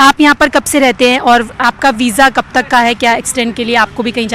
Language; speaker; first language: Hindi; native; Hindi